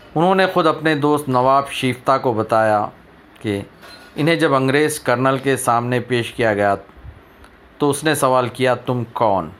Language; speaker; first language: Urdu; native; Urdu